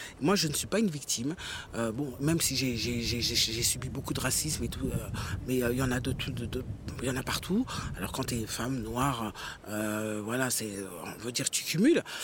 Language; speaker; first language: French; early bilingual, other home language; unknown